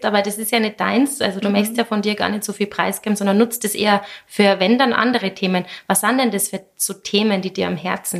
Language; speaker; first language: German; native; German